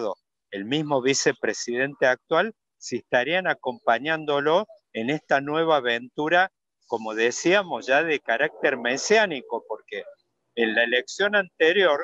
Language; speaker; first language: Spanish; native; Spanish